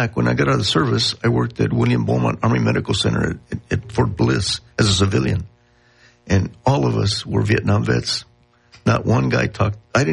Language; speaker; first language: English; non-native, local second language; Spanish